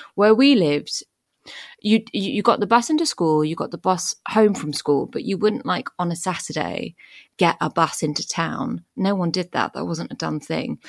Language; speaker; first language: English; early bilingual, other home language; French